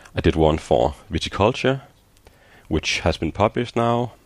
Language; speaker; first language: English; non-native, fluent; Danish